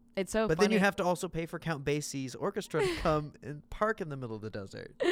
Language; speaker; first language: English; native; English